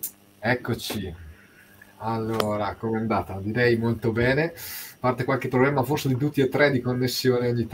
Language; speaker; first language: Italian; native; Italian